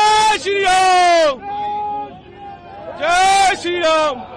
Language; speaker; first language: Hindi; native; Hindi